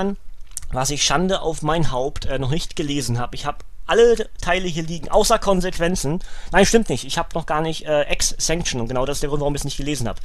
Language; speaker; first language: German; native; German